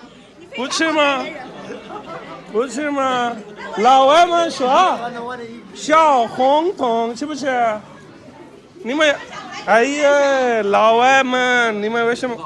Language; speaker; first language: Chinese; non-native, learner; Urdu